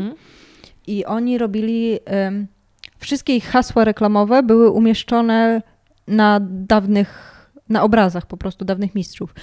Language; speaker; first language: Polish; native; Polish